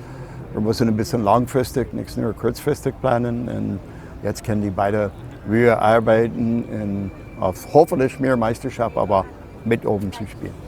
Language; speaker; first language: German; non-native, fluent; English